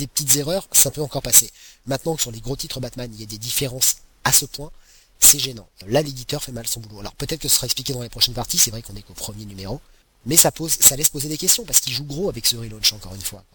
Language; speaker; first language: French; native; French